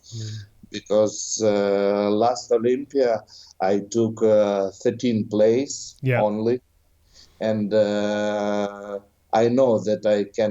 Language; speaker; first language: English; non-native, learner; Ukrainian